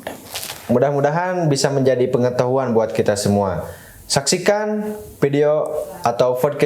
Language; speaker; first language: Indonesian; native; Indonesian